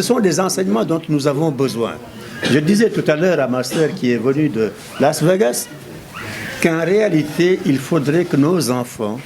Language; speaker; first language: French; non-native, local second language; Wolof